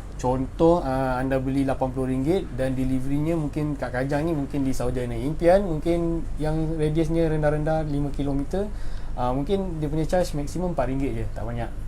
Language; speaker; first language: Malay; native; Malay